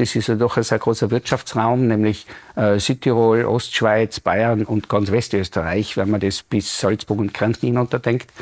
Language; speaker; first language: German; native; German